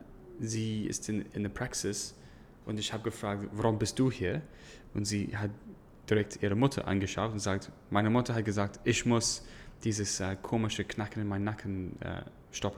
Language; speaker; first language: German; non-native, learner; English